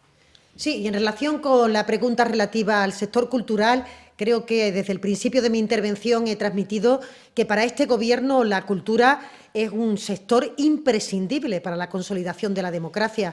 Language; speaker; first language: Spanish; native; Spanish